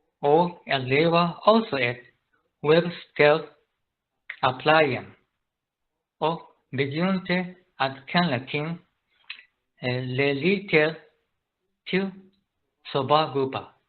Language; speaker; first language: Danish; non-native, learner; Japanese